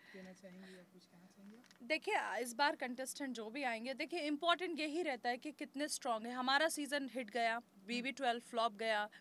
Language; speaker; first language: Hindi; native; Hindi